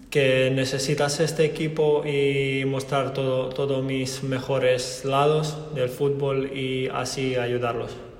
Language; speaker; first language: Spanish; non-native, learner; Croatian